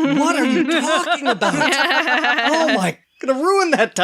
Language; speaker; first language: English; native; English